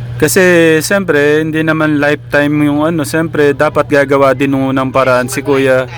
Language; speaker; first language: Filipino; native; Filipino